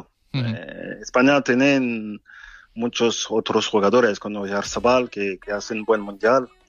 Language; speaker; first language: Spanish; non-native, fluent; French